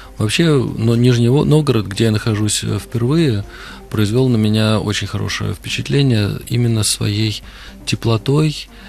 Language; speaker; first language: Russian; native; Russian